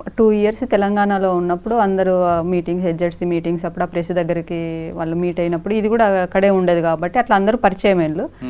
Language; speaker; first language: Telugu; native; Telugu